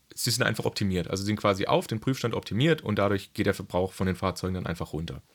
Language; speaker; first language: German; native; German